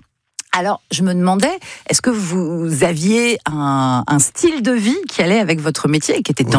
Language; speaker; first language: French; native; French